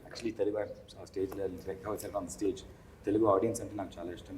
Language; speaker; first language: Telugu; non-native, learner; Tamil